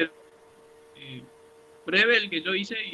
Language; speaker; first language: Spanish; native; Spanish